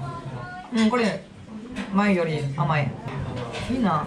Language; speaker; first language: Japanese; non-native, learner; French